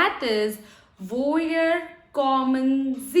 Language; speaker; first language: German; non-native, fluent; Hindi